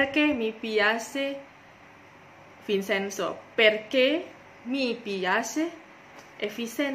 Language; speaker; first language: Italian; non-native, learner; Indonesian